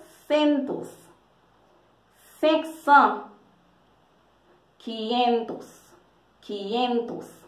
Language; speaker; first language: Portuguese; non-native, learner; Haitian Creole